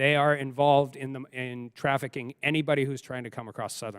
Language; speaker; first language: English; native; English